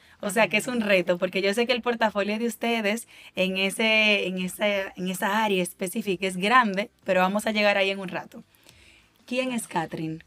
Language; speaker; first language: Spanish; native; Spanish